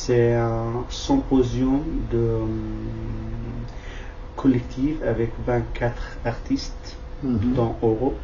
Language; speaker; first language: French; non-native, learner; Kurdish